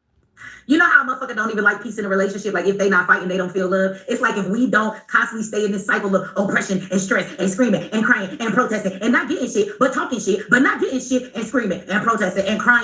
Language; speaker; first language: English; native; English